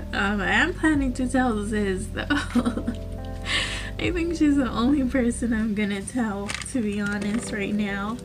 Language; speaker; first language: English; native; English